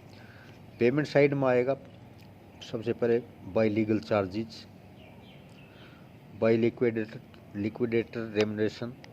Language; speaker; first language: Hindi; native; Hindi